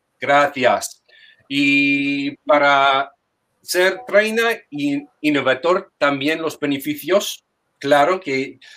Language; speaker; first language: Spanish; non-native, fluent; English